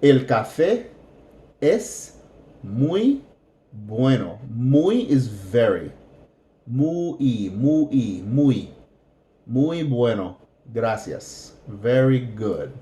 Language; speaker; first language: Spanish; non-native, fluent; English